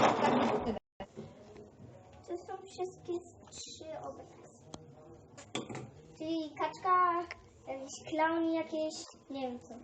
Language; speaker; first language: Polish; early bilingual, heritage; Polish